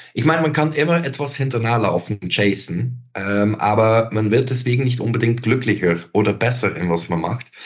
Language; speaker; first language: German; non-native, fluent; Dutch